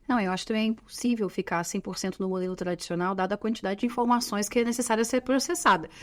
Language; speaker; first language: Portuguese; native; Portuguese